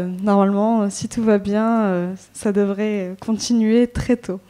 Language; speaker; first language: French; native; French